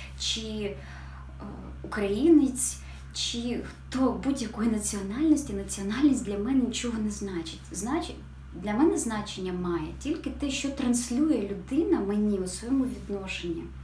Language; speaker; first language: Ukrainian; non-native, local second language; Russian